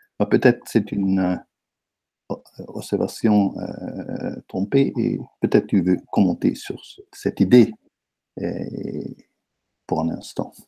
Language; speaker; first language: French; non-native, fluent; Italian